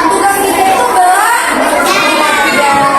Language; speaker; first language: Indonesian; native; Indonesian